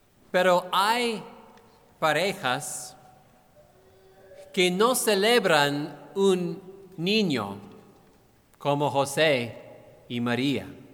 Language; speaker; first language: Spanish; non-native, fluent; English